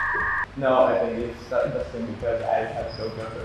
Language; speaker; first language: English; non-native, learner; Vietnamese